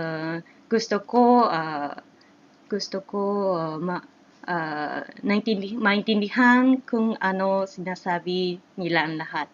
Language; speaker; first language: Japanese; native; Japanese